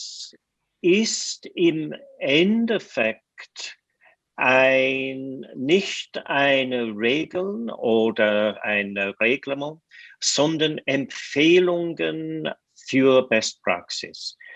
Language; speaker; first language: German; non-native, fluent; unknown